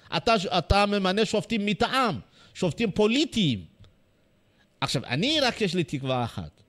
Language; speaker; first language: Hebrew; non-native, fluent; Amharic